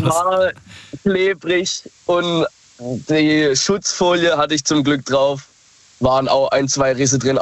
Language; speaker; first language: German; native; German